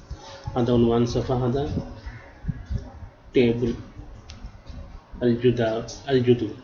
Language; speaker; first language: Arabic; non-native, learner; Urdu